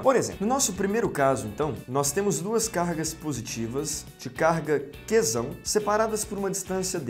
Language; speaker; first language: Portuguese; native; Portuguese